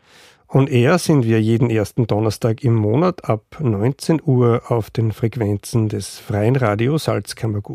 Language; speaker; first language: German; native; German